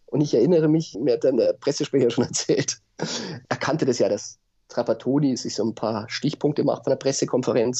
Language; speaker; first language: German; native; German